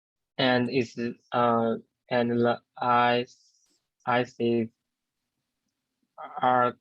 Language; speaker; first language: English; non-native, learner; Chinese